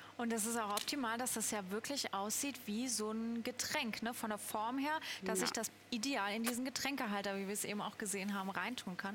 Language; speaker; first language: German; native; German